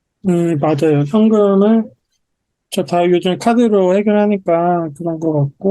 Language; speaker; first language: Korean; native; Korean